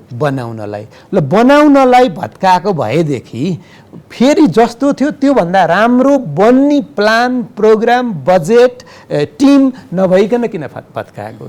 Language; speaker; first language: Nepali; native; Nepali